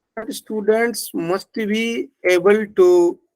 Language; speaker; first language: English; non-native, local second language; Hindi